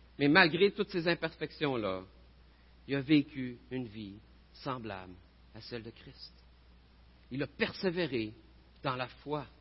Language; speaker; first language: French; native; French